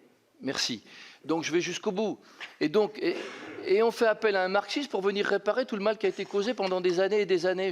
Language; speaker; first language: French; native; French